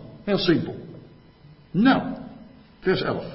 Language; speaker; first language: Dutch; native; Dutch